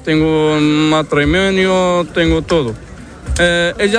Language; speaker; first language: Spanish; non-native, learner; Arabic